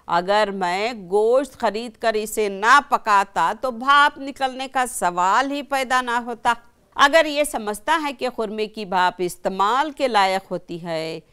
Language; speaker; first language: Urdu; native; Urdu